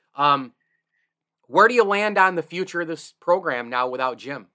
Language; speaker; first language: English; native; English